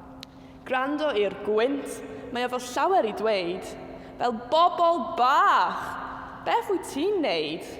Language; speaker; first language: Welsh; non-native, local second language; English